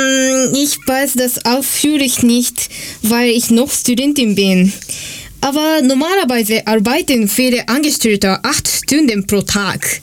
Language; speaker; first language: German; non-native, fluent; Japanese